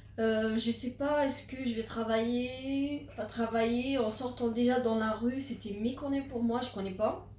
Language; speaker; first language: French; non-native, local second language; Arabic